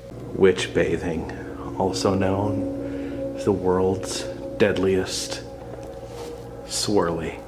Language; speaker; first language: English; native; English